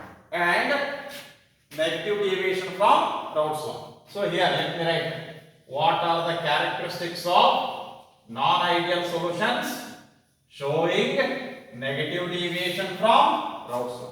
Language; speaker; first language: English; non-native, local second language; Kannada